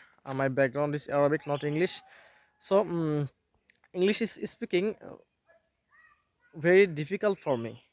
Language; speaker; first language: English; non-native, learner; Bangla